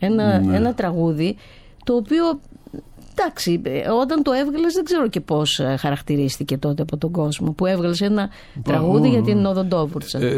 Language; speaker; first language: Greek; native; Greek